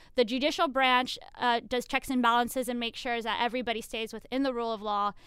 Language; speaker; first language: English; native; English